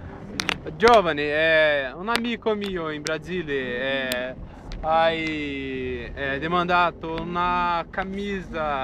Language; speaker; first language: Italian; non-native, learner; Portuguese